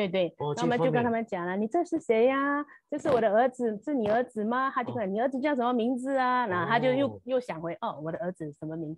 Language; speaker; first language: Chinese; native; Chinese